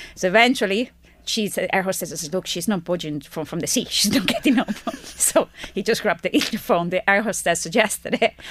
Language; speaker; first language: English; non-native, fluent; Spanish